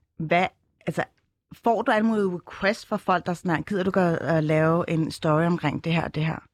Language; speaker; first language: Danish; early bilingual, other home language; Arabic